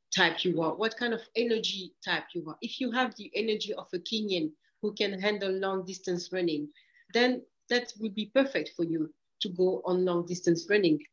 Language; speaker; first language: English; early bilingual, other home language; French